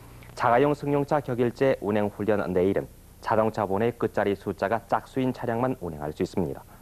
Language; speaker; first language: Korean; native; Korean